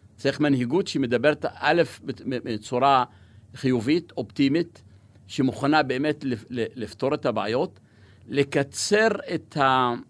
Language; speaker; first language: Hebrew; non-native, local second language; Arabic